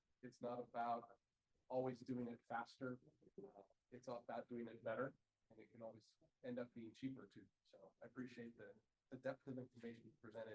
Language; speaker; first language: English; native; English